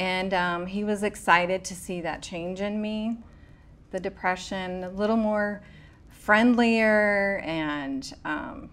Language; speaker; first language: English; native; English